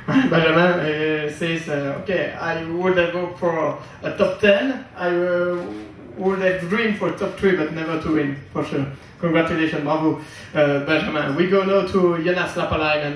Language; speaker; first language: English; non-native, fluent; French